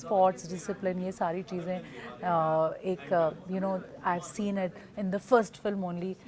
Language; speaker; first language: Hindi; non-native, local second language; Bhojpuri